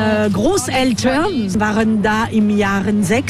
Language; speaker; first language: German; non-native, learner; French